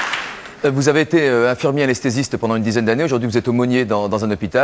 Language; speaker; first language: French; native; French